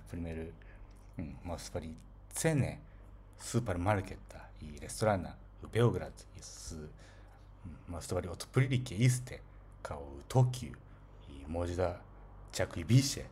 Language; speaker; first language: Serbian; non-native, fluent; Japanese